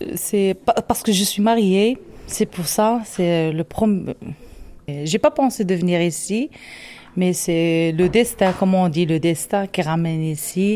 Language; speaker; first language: French; non-native, learner; Arabic